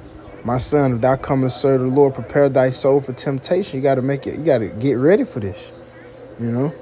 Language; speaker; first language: English; native; English